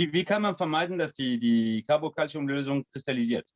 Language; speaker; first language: German; non-native, fluent; French